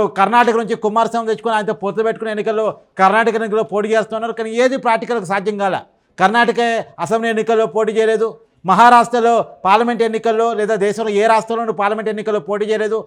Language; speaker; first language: Telugu; native; Telugu